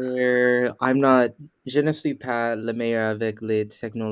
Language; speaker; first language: French; non-native, learner; English